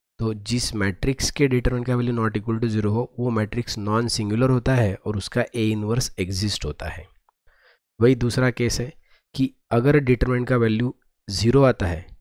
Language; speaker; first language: Hindi; non-native, local second language; Marathi